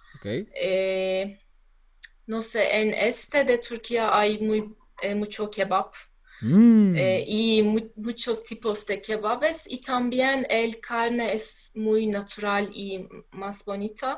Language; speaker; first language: Spanish; non-native, learner; Turkish